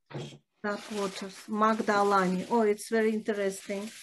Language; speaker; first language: English; non-native, learner; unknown